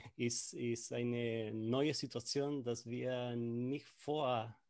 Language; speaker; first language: German; non-native, learner; Spanish